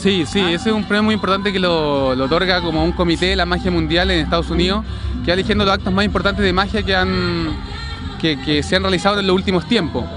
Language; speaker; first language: Spanish; native; Spanish